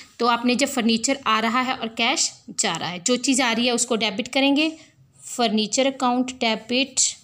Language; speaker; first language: Hindi; non-native, local second language; Punjabi